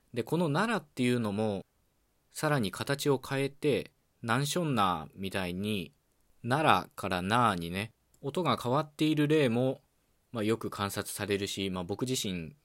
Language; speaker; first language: Japanese; native; Japanese